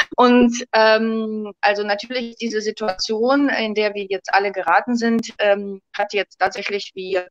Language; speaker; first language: German; non-native, fluent; Russian